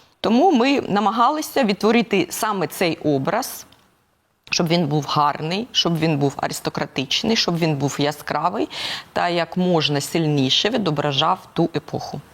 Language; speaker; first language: Ukrainian; non-native, local second language; Russian